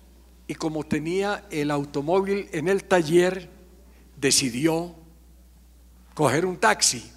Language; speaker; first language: Spanish; native; Spanish